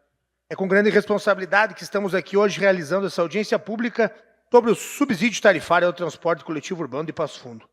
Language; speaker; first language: Portuguese; native; Portuguese